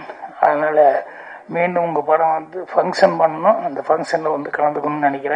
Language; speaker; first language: Tamil; native; Tamil